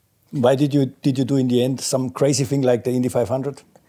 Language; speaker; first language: English; non-native, fluent; German